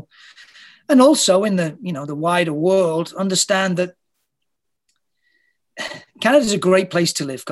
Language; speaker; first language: English; native; English